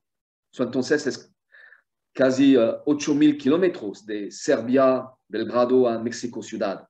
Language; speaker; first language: Spanish; non-native, fluent; French